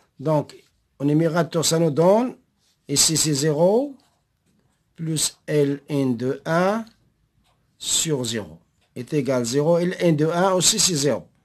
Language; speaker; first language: French; non-native, local second language; Arabic